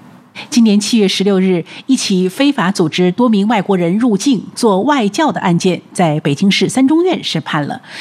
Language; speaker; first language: Chinese; native; Chinese